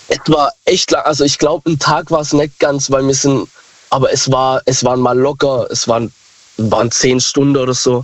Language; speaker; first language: German; native; German